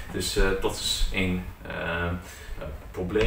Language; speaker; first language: Dutch; non-native, fluent; English